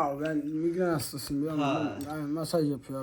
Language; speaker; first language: Turkish; native; Turkish